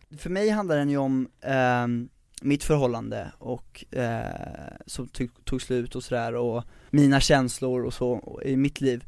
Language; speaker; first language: Swedish; native; Swedish